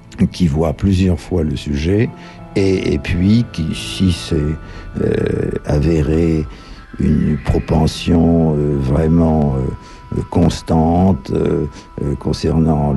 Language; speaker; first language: French; native; French